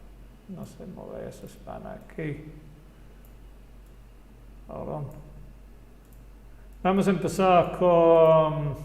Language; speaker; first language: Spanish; non-native, fluent; English